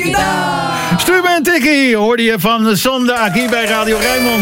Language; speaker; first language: Dutch; native; Dutch